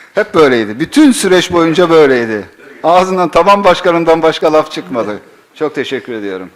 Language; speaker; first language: Turkish; native; Turkish